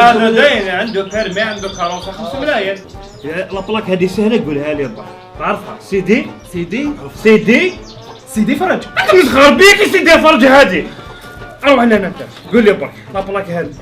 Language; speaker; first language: Arabic; native; Arabic